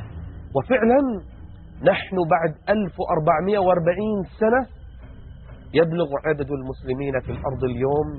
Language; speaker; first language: Arabic; native; Arabic